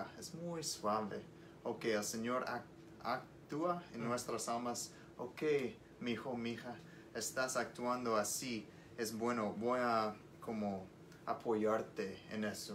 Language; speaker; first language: Spanish; non-native, learner; English